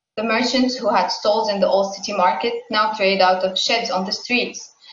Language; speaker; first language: English; non-native, fluent; Arabic